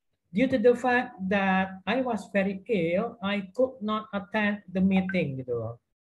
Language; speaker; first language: English; non-native, fluent; Indonesian